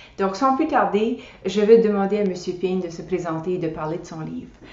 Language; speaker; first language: French; native; French